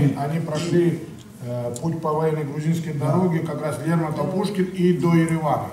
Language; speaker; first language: Russian; non-native, local second language; Georgian